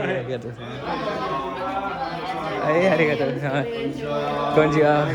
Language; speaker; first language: Japanese; non-native, learner; Sinhala